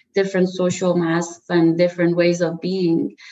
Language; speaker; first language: English; early bilingual, other home language; Persian